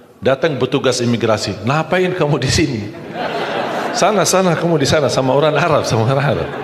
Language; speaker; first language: Malay; non-native, fluent; Arabic